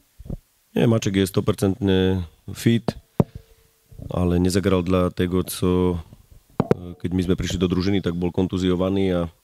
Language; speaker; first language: Polish; non-native, learner; Slovak